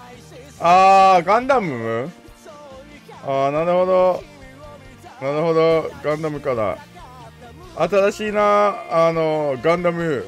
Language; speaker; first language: Japanese; non-native, learner; English